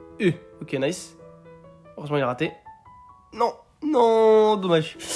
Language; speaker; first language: French; native; French